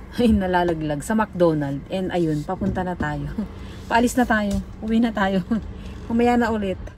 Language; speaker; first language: Filipino; native; Filipino